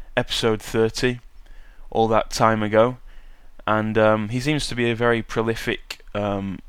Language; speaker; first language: English; native; English